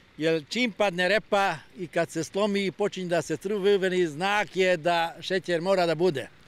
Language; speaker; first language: Serbian; non-native, local second language; Hungarian